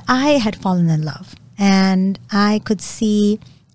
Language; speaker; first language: English; non-native, local second language; Urdu